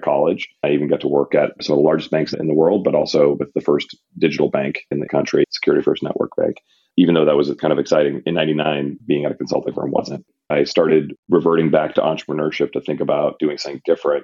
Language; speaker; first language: English; native; English